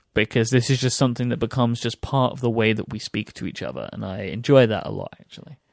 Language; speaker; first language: English; native; English